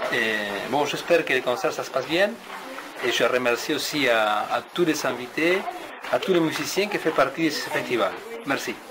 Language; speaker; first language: French; non-native, learner; Spanish